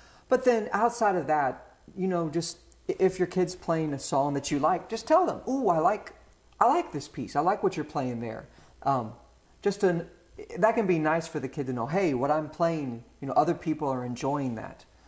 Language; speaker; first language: English; native; English